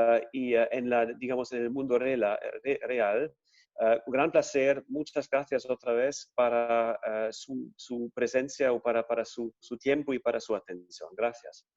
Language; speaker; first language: Spanish; non-native, fluent; German